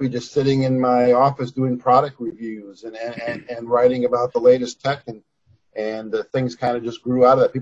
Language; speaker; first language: English; native; English